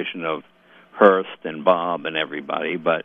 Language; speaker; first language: English; native; English